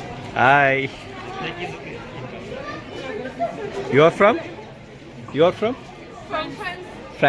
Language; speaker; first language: English; non-native, local second language; Kannada